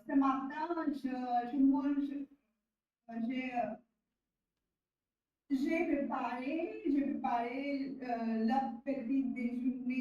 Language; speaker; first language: French; non-native, learner; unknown